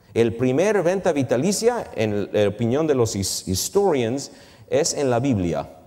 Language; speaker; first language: Spanish; early bilingual, heritage; Spanish